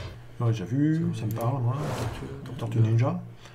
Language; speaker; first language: French; native; French